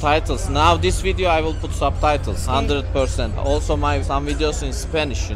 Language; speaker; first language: English; non-native, learner; Turkish